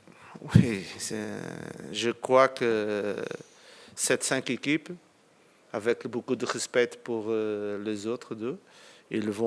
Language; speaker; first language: French; non-native, learner; Portuguese